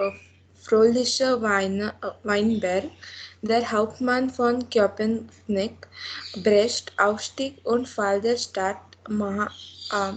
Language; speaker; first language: German; non-native, learner; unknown